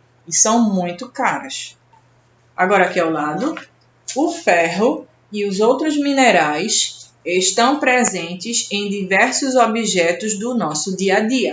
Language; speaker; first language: Portuguese; native; Portuguese